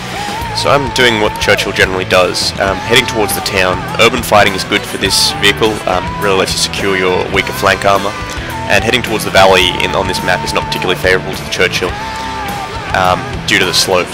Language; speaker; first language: English; native; English